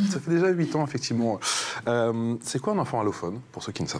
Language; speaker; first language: French; native; French